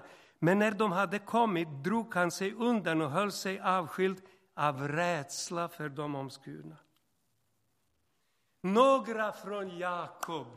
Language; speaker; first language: Swedish; non-native, fluent; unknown